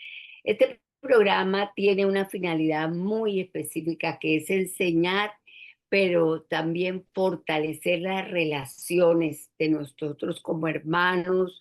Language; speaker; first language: Spanish; native; Spanish